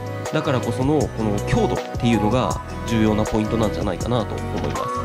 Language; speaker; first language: Japanese; native; Japanese